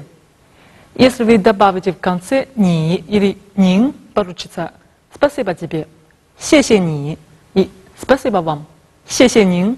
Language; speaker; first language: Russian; non-native, fluent; Chinese